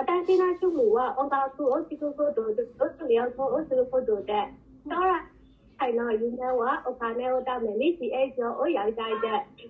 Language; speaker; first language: Japanese; non-native, learner; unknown